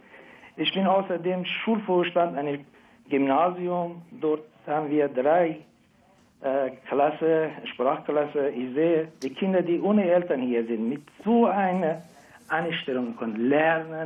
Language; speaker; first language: German; non-native, fluent; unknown